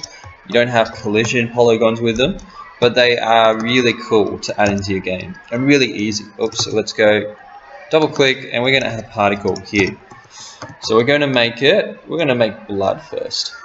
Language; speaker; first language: English; native; English